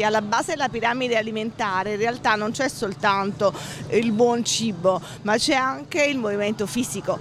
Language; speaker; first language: Italian; native; Italian